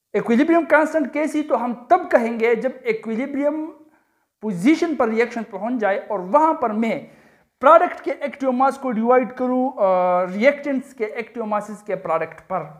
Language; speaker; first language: Urdu; non-native, local second language; Pashto